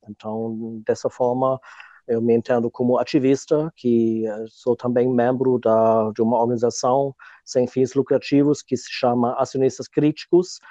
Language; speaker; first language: Portuguese; non-native, fluent; German